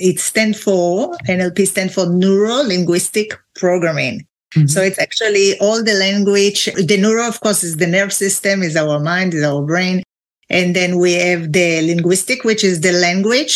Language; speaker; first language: English; non-native, fluent; Hebrew